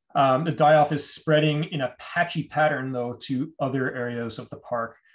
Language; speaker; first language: English; native; English